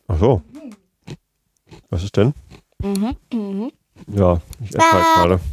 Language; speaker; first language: German; native; German